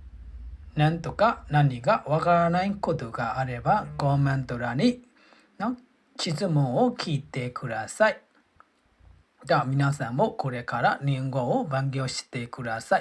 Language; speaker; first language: Japanese; non-native, fluent; Burmese